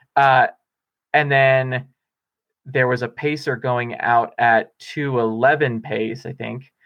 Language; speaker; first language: English; native; English